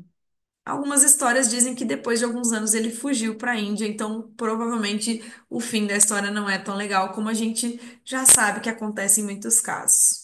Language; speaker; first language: Portuguese; native; Portuguese